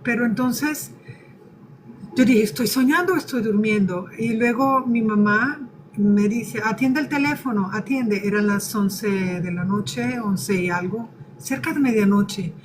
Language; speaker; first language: Spanish; early bilingual, other home language; Portuguese